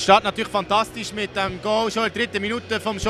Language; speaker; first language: German; native; German